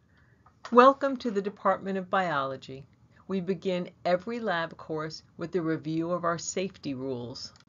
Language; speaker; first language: English; native; English